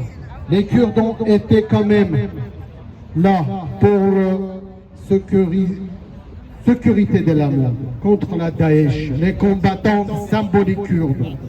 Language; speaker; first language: French; non-native, learner; Kurdish